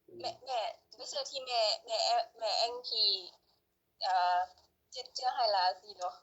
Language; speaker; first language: Vietnamese; early bilingual, heritage; Lao